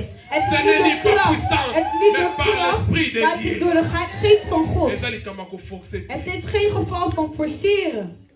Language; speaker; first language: Dutch; non-native, learner; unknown